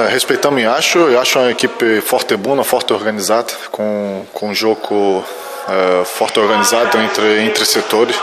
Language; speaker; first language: Romanian; non-native, learner; Portuguese